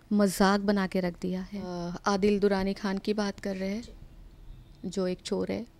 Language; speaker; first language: Hindi; non-native, local second language; Marathi